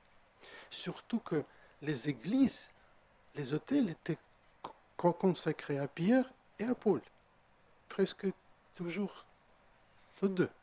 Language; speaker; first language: French; non-native, fluent; Russian